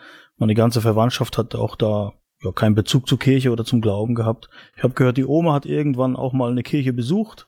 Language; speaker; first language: German; native; German